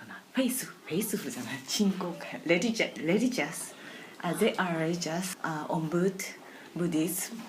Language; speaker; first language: English; non-native, learner; Japanese